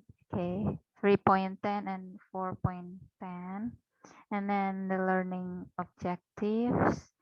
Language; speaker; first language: English; non-native, fluent; Indonesian